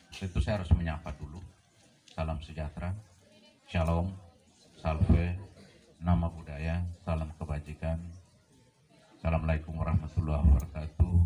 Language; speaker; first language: Indonesian; non-native, local second language; Tetum